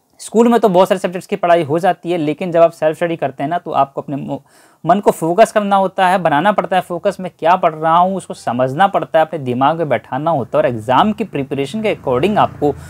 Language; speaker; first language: Hindi; native; Hindi